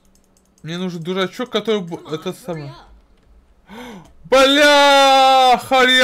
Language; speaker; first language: Russian; native; Russian